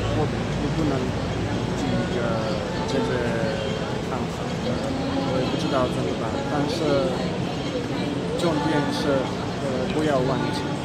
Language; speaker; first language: Chinese; non-native, learner; Italian